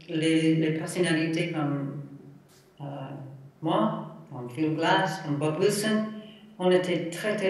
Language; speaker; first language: French; non-native, fluent; English